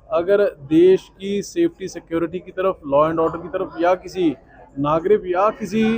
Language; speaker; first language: Urdu; non-native, local second language; Punjabi